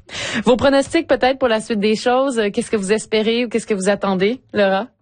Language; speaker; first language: French; native; French